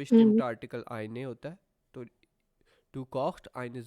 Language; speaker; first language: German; non-native, fluent; Urdu